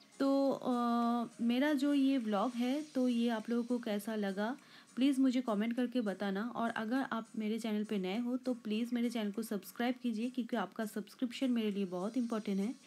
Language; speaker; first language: Hindi; non-native, local second language; Bangla